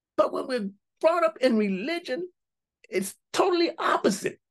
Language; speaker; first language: English; native; English